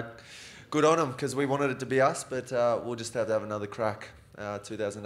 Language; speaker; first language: English; native; English